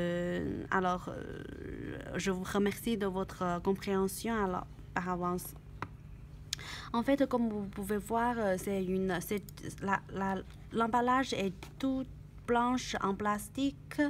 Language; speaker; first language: French; non-native, learner; Chinese